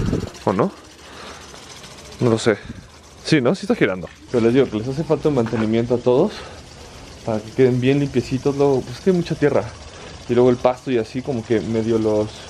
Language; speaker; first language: Spanish; native; Spanish